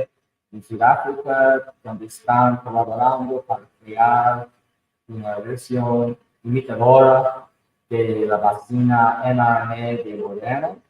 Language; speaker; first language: Spanish; non-native, fluent; English